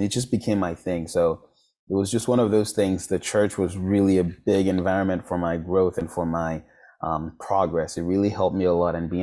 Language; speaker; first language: English; non-native, local second language; Yoruba